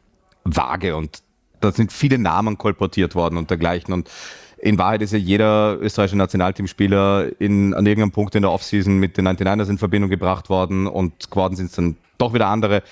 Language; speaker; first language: German; native; German